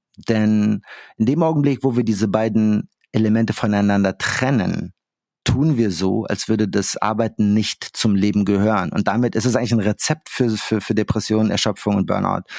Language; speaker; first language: German; early bilingual, other home language; Arabic